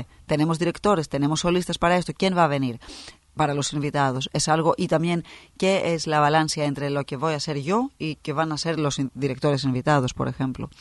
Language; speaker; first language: Spanish; non-native, fluent; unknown